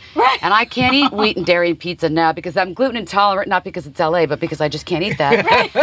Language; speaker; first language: English; native; English